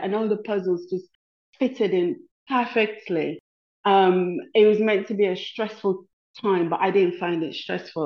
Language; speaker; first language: English; non-native, local second language; Krio